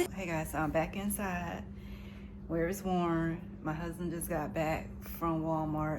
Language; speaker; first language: English; native; English